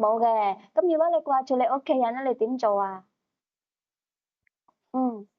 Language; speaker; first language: Cantonese; native; Cantonese